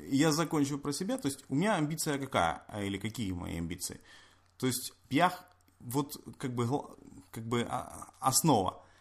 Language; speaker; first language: Russian; native; Russian